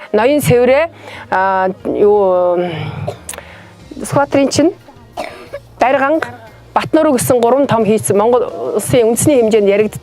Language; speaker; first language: Mongolian; native; Mongolian